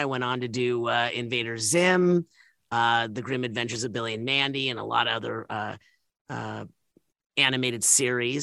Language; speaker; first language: English; native; English